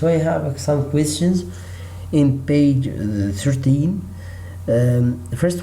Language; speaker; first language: English; non-native, learner; Arabic